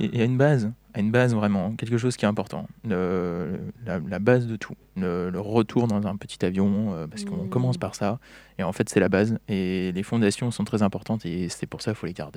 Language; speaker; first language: French; native; French